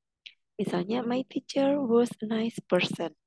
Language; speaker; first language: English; non-native, fluent; Indonesian